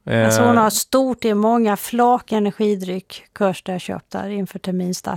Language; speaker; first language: Swedish; native; Swedish